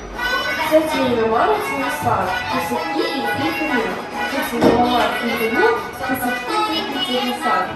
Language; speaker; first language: French; non-native, fluent; Russian